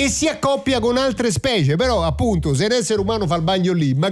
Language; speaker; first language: Italian; native; Italian